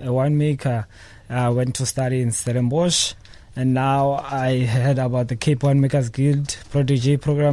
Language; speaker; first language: English; non-native, local second language; Xhosa